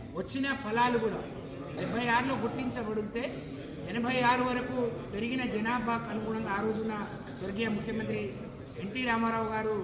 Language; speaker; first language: Telugu; non-native, local second language; Lambadi